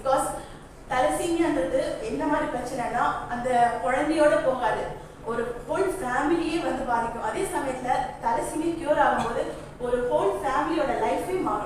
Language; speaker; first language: Tamil; native; Tamil